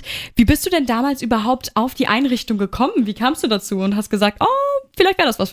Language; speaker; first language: German; native; German